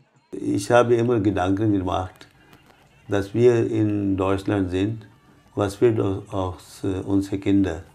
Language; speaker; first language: German; non-native, fluent; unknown